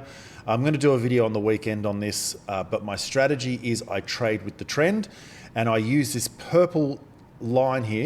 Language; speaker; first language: English; native; English